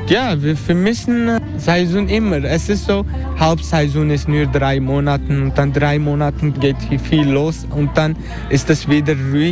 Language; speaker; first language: German; non-native, learner; Turkish